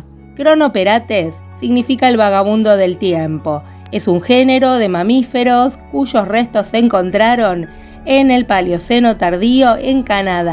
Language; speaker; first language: Spanish; native; Spanish